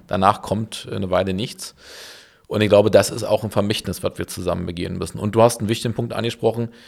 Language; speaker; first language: German; native; German